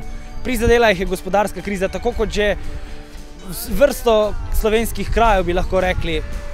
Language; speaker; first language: Slovenian; native; Slovenian